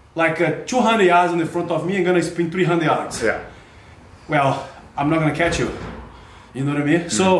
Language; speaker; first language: English; non-native, learner; Portuguese